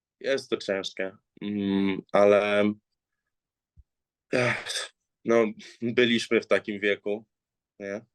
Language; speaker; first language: Polish; early bilingual, heritage; English